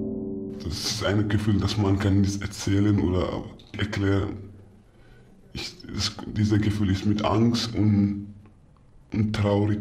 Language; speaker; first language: German; non-native, learner; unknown